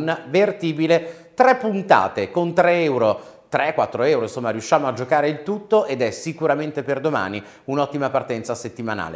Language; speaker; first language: Italian; native; Italian